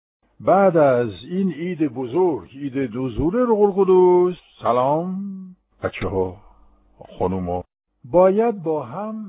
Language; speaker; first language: Persian; non-native, fluent; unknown